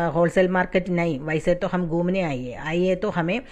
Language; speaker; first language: Hindi; non-native, fluent; Tamil